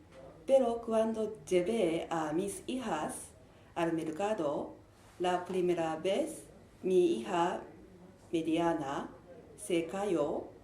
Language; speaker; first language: Spanish; non-native, learner; Japanese